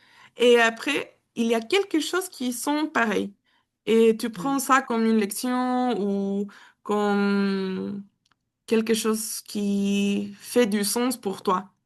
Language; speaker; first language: French; non-native, learner; Spanish